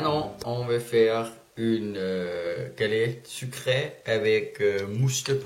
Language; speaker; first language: French; non-native, learner; Danish